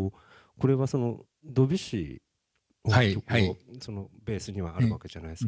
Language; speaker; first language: Japanese; native; Japanese